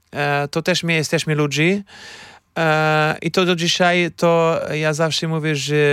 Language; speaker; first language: Polish; non-native, fluent; Portuguese